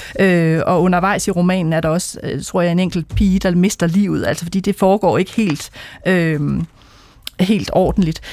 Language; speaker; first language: Danish; native; Danish